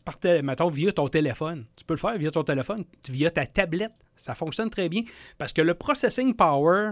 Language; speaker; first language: French; native; French